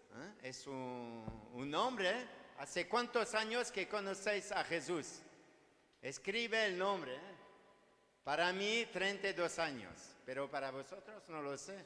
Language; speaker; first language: Spanish; non-native, learner; French